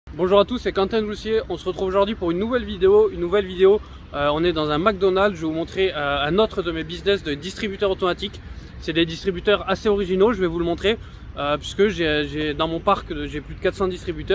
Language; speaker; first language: French; native; French